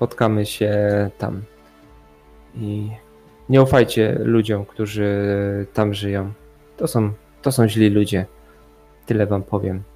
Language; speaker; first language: Polish; native; Polish